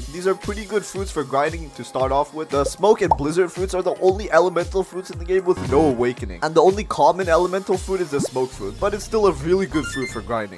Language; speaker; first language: English; native; English